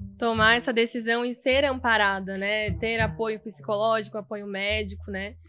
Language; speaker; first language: Portuguese; native; Portuguese